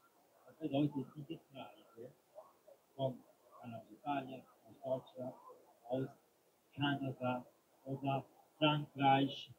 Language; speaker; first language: German; non-native, learner; Italian